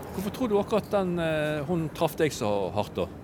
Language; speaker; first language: Norwegian; native; Norwegian